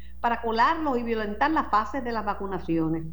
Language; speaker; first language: Spanish; native; Spanish